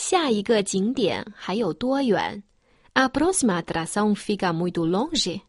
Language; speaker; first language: Portuguese; non-native, fluent; Chinese